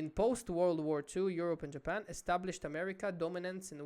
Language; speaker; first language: English; non-native, local second language; Hebrew